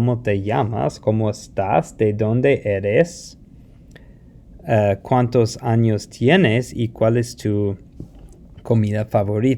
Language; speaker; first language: Spanish; non-native, fluent; English